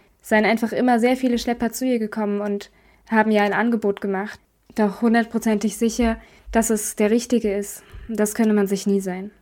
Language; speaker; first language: German; native; German